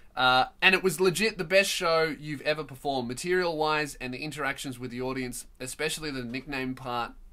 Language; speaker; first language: English; native; English